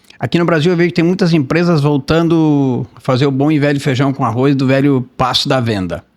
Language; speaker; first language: Portuguese; native; Portuguese